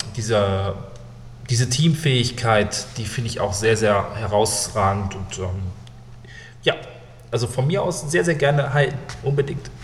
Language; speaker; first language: German; native; German